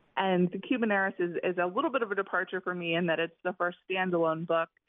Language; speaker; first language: English; native; English